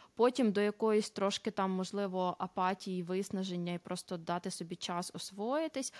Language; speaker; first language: Ukrainian; native; Ukrainian